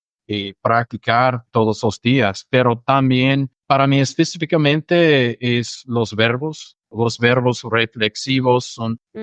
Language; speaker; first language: Spanish; non-native, fluent; English